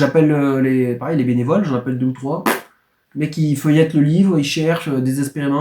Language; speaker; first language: French; native; French